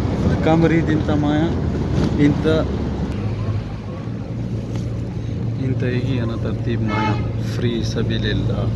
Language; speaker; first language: Arabic; non-native, learner; Urdu